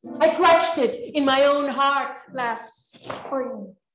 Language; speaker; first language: English; native; English